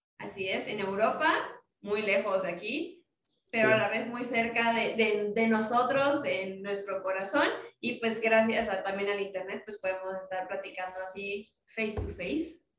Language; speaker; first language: Spanish; native; Spanish